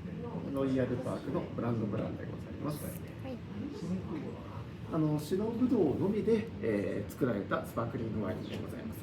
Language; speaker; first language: Japanese; native; Japanese